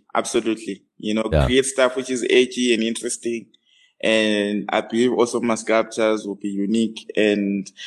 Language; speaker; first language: English; non-native, local second language; North Ndebele